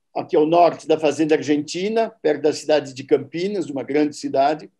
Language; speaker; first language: Portuguese; native; Portuguese